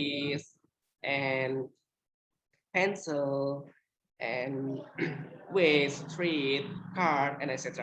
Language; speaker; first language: English; non-native, learner; Indonesian